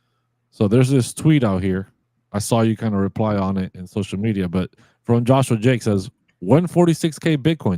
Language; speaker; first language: English; native; English